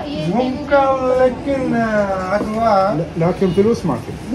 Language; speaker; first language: Arabic; non-native, learner; Bangla